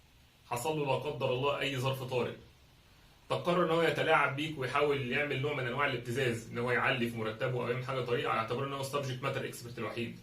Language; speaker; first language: Arabic; native; Arabic